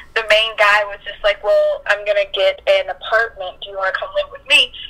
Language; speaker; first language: English; native; English